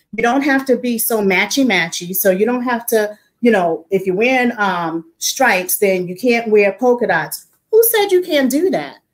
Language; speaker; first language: English; native; English